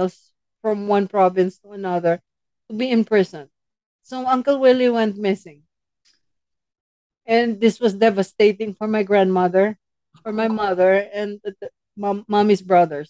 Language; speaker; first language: English; non-native, local second language; Filipino